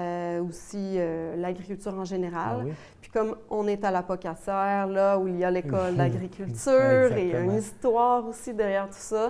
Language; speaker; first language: French; native; French